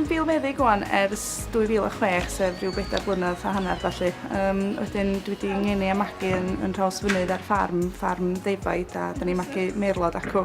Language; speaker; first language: Welsh; native; Welsh